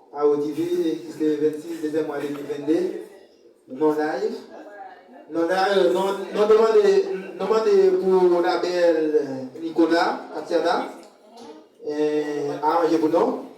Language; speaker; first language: French; non-native, learner; Haitian Creole